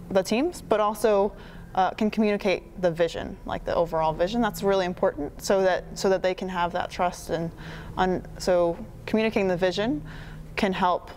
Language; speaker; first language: English; native; English